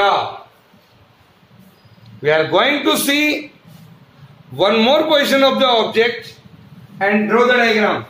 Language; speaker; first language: English; non-native, local second language; Hindi